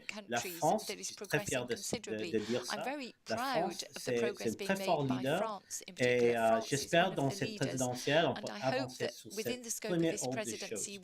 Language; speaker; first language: French; early bilingual, heritage; English